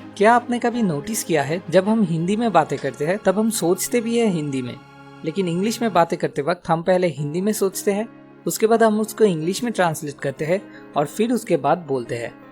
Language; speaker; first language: Hindi; native; Hindi